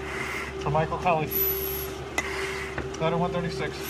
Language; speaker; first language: English; native; English